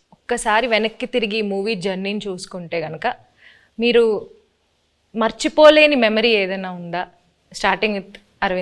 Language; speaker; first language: Telugu; native; Telugu